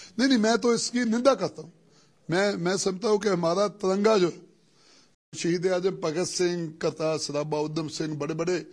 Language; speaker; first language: Hindi; non-native, local second language; Punjabi